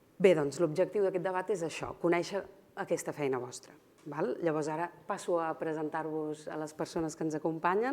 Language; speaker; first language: Catalan; native; Catalan